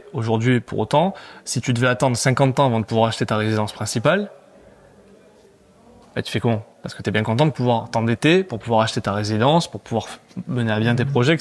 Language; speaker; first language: French; native; French